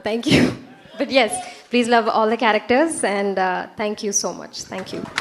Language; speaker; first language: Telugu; non-native, learner; Malayalam